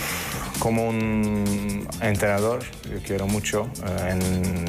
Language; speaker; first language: Spanish; non-native, learner; Turkish